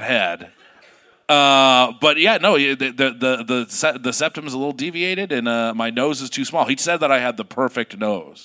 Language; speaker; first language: English; native; English